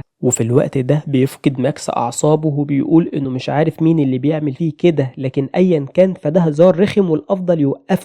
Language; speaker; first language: Arabic; native; Arabic